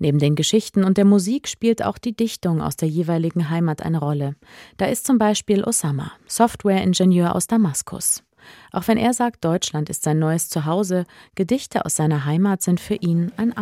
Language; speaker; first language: German; native; German